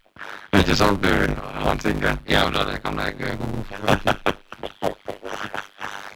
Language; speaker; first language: Norwegian; native; Norwegian